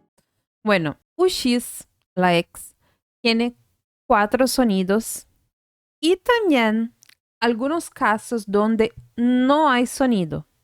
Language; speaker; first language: Spanish; non-native, fluent; Portuguese